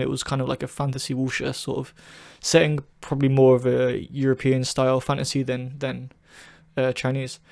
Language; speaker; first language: English; native; English